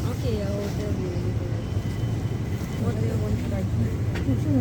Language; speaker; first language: English; non-native, learner; Russian